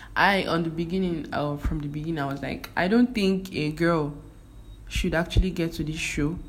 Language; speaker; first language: English; non-native, local second language; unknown